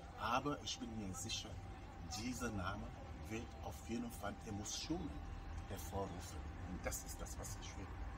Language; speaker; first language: German; non-native, fluent; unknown